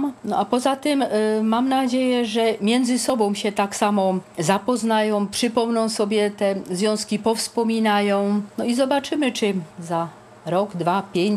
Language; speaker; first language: Polish; native; Polish